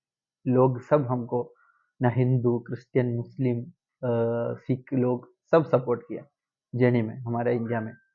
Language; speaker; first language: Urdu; non-native, local second language; Malayalam